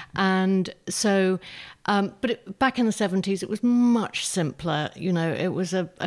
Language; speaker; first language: English; native; English